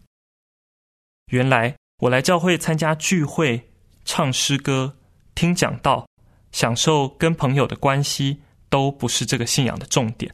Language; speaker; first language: Chinese; native; Chinese